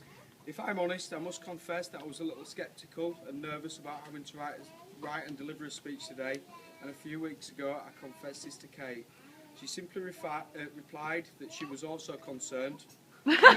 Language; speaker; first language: English; native; English